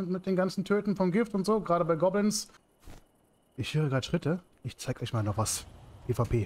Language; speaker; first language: German; native; German